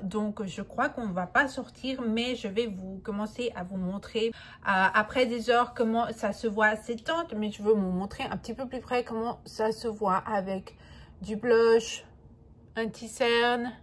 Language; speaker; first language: French; non-native, fluent; Spanish